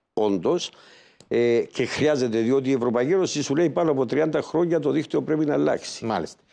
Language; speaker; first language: Greek; native; Greek